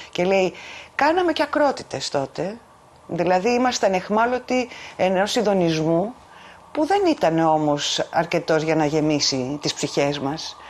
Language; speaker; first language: Greek; native; Greek